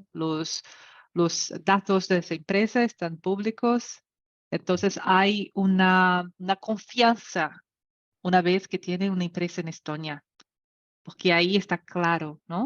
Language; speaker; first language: Spanish; non-native, learner; Portuguese